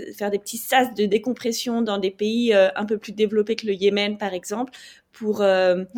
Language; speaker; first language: French; native; French